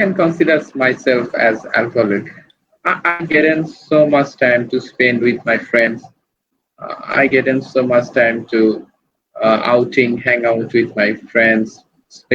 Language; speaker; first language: English; non-native, learner; Bangla